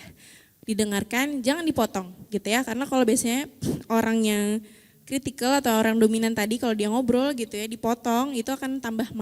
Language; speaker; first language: Indonesian; native; Indonesian